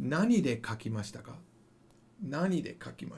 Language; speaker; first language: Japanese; non-native, fluent; English